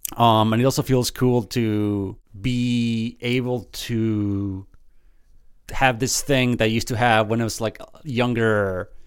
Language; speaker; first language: English; early bilingual, other home language; Spanish